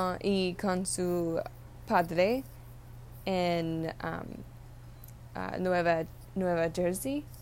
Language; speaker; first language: Spanish; non-native, learner; English